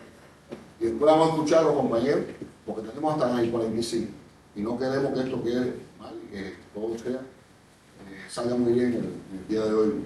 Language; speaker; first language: Spanish; native; Spanish